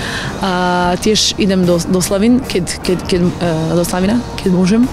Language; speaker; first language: Slovak; non-native, learner; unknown